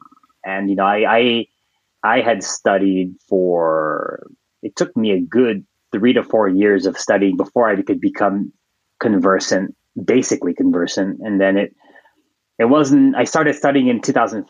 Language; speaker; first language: English; native; English